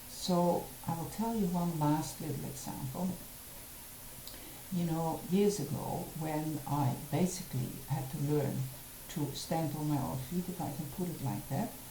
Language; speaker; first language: English; non-native, fluent; Dutch